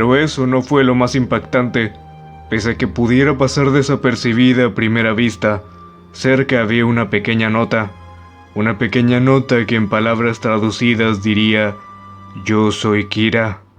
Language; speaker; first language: Spanish; native; Spanish